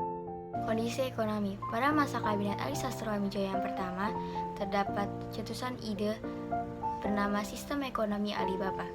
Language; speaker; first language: Indonesian; native; Indonesian